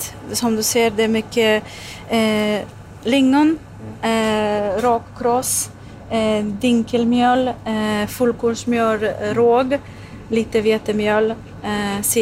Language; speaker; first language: Swedish; non-native, learner; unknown